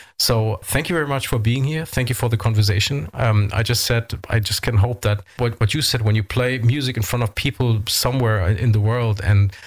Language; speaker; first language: English; non-native, fluent; German